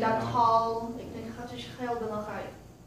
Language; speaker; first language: Dutch; non-native, learner; Portuguese